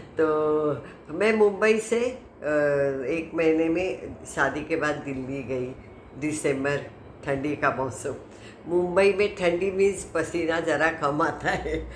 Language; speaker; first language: Hindi; non-native, local second language; Marathi